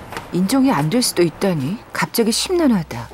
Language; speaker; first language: Korean; native; Korean